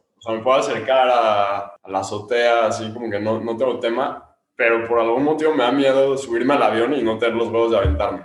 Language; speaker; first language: Spanish; native; Spanish